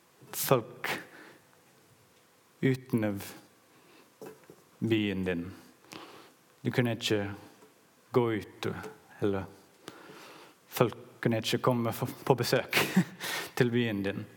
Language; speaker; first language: Norwegian; non-native, learner; English